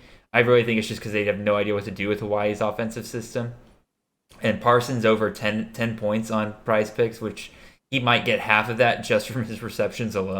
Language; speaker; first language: English; native; English